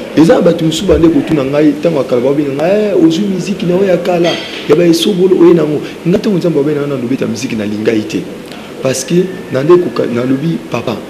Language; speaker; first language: Lingala; native; Lingala